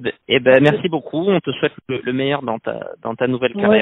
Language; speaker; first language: French; native; French